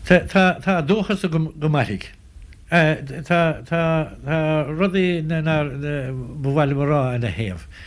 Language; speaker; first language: Irish; native; Irish